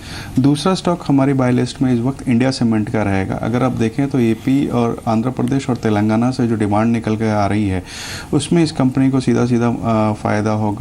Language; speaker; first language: Hindi; native; Hindi